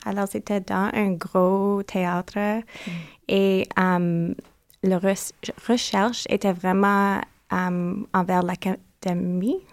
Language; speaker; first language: French; non-native, learner; English